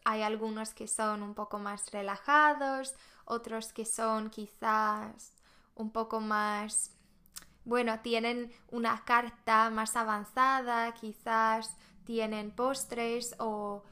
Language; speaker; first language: Spanish; non-native, fluent; Swedish